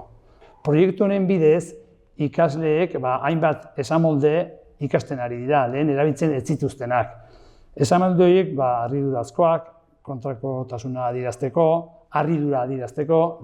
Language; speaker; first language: Basque; native; Basque